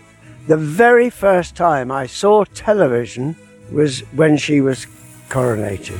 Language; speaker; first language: English; native; English